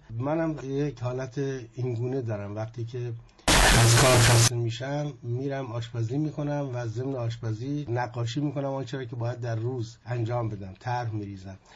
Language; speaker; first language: Persian; native; Persian